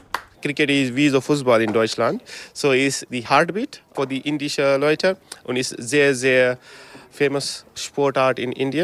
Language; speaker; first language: German; non-native, learner; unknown